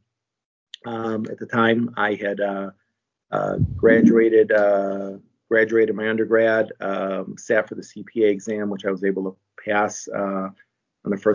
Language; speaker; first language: English; native; English